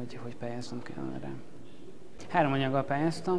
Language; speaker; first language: Hungarian; native; Hungarian